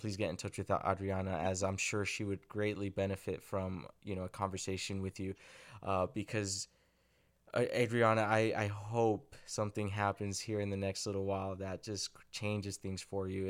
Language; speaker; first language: English; early bilingual, other home language; Spanish